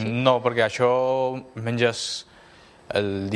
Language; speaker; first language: Catalan; non-native, fluent; Chinese